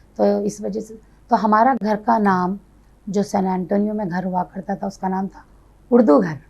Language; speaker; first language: Urdu; native; Urdu